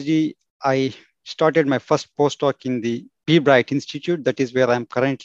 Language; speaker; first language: English; non-native, local second language; Kannada